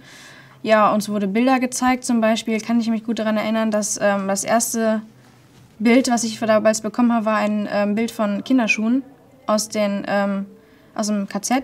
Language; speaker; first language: German; native; German